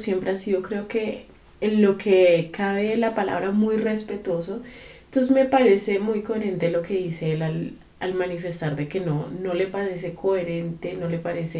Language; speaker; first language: Spanish; native; Spanish